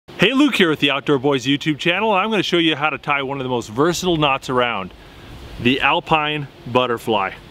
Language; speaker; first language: English; native; English